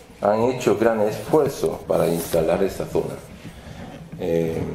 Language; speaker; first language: Spanish; non-native, fluent; Korean